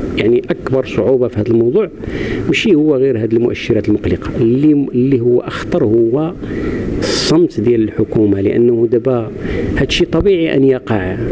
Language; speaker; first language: Arabic; native; Arabic